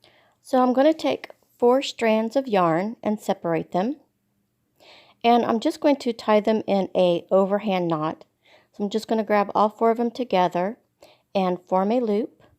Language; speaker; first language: English; native; English